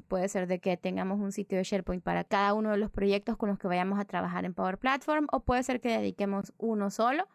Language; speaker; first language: Spanish; native; Spanish